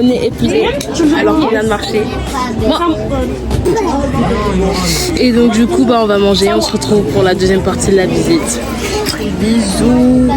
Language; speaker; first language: French; native; French